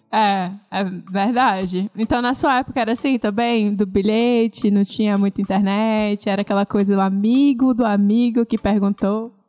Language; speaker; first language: Portuguese; native; Portuguese